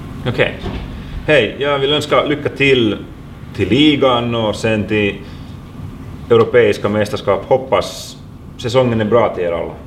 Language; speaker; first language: Swedish; non-native, local second language; Finnish